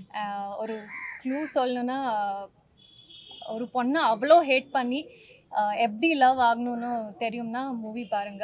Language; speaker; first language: Tamil; non-native, learner; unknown